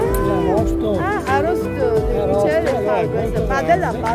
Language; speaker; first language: Italian; non-native, learner; Korean